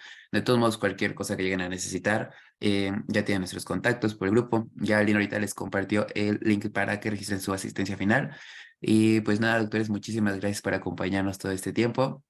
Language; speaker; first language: Spanish; native; Spanish